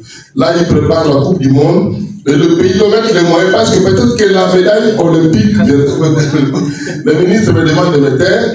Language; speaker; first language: French; non-native, local second language; Lingala